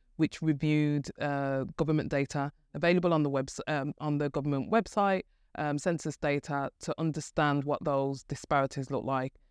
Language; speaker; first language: English; native; English